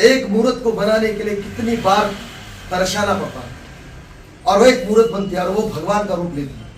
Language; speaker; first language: Hindi; non-native, local second language; Marathi